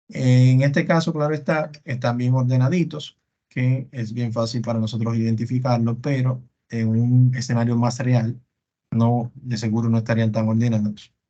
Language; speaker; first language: Spanish; native; Spanish